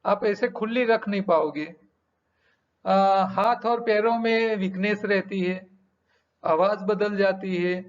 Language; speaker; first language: Hindi; non-native, local second language; Gujarati